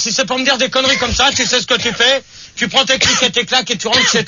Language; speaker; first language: French; native; French